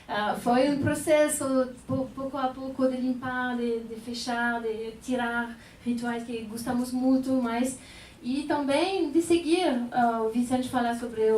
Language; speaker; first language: Portuguese; non-native, fluent; French